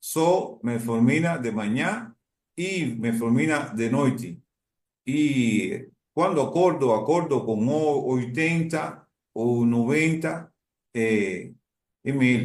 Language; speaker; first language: Portuguese; non-native, learner; Spanish